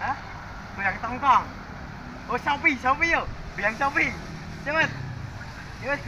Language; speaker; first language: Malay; non-native, local second language; Javanese